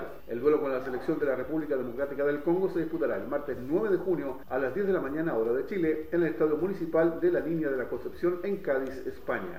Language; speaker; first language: Spanish; native; Spanish